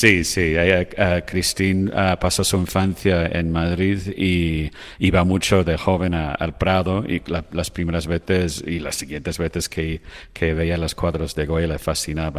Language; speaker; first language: Spanish; non-native, fluent; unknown